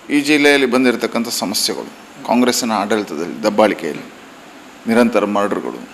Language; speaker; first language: Kannada; non-native, local second language; Tulu